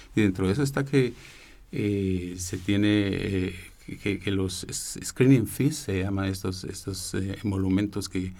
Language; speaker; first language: Spanish; native; Spanish